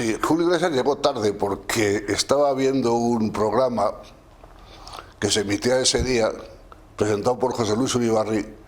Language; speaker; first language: Spanish; native; Spanish